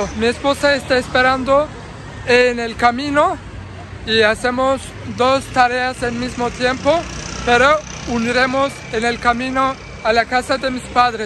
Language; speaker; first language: Spanish; non-native, fluent; Turkish